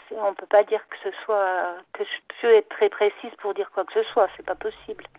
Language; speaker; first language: French; native; French